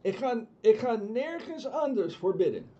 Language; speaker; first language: Dutch; non-native, fluent; English